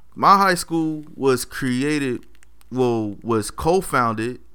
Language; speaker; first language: English; native; English